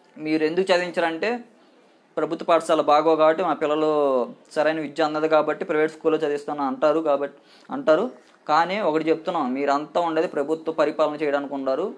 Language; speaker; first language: Telugu; native; Telugu